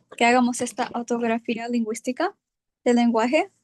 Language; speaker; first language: Spanish; early bilingual, heritage; Spanish